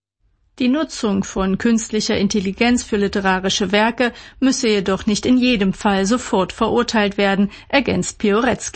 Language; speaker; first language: German; native; German